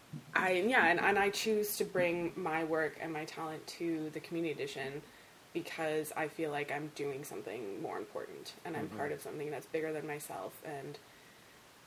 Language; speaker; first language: English; native; English